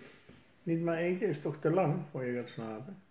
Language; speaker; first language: Dutch; native; Dutch